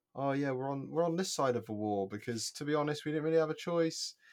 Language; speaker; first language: English; native; English